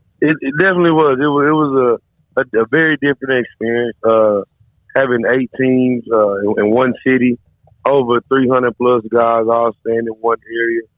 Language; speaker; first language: English; native; English